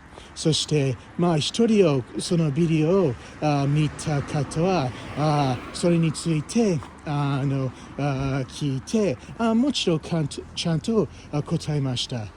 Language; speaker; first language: Japanese; non-native, fluent; English